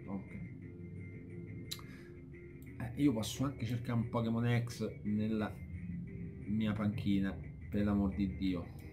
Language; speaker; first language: Italian; native; Italian